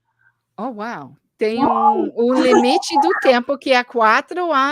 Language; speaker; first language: Portuguese; early bilingual, heritage; English